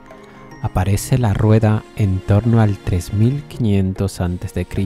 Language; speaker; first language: Spanish; native; Spanish